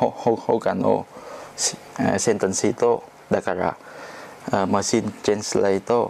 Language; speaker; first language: Japanese; non-native, learner; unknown